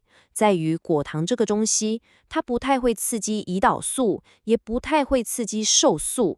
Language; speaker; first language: Chinese; native; Chinese